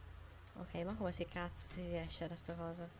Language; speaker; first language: Italian; native; Italian